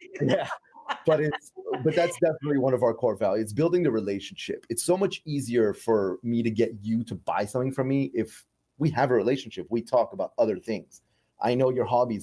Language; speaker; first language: English; native; English